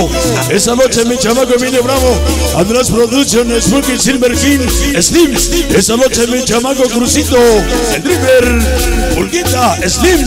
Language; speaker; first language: Spanish; native; Spanish